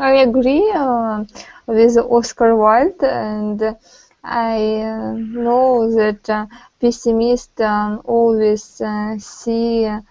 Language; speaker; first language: English; non-native, learner; Russian